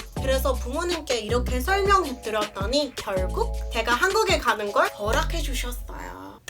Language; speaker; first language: Korean; non-native, fluent; English